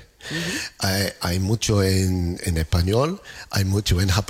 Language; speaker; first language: Spanish; non-native, learner; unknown